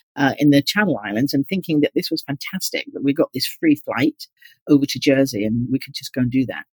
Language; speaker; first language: English; native; English